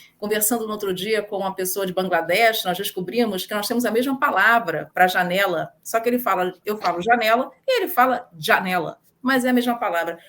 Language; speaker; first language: Portuguese; native; Portuguese